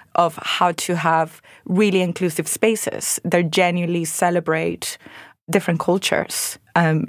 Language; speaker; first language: English; non-native, fluent; Spanish